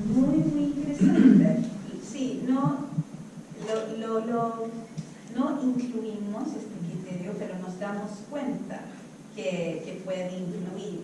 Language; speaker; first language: Spanish; non-native, fluent; Swedish